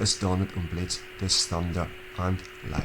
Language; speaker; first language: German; non-native, fluent; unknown